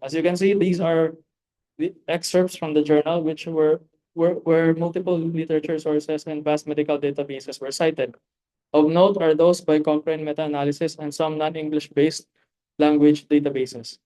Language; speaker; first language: English; non-native, local second language; Filipino